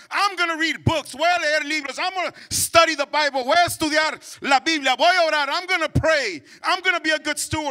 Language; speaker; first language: English; early bilingual, other home language; Spanish